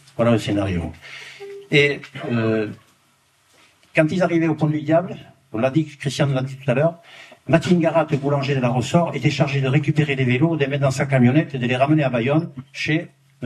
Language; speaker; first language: French; native; French